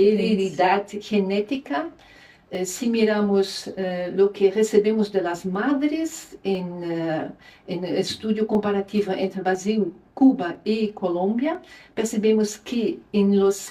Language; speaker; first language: Spanish; non-native, fluent; Luxembourgish